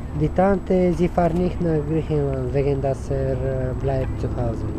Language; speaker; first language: German; non-native, learner; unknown